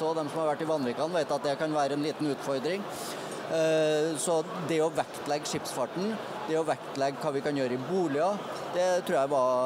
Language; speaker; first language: Norwegian; native; Norwegian